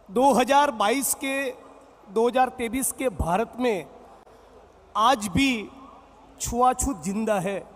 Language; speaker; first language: Hindi; non-native, local second language; Gujarati